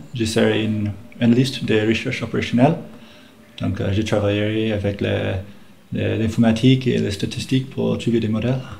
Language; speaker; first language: French; non-native, fluent; English